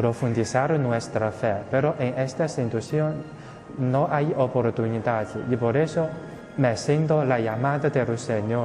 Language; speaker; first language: Spanish; non-native, fluent; Chinese